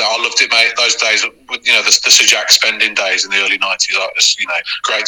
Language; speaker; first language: English; native; English